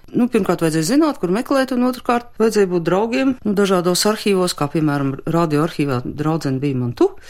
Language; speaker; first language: Latvian; native; Latvian